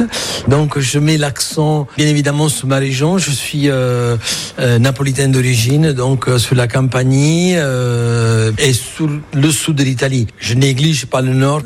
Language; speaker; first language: French; non-native, fluent; Italian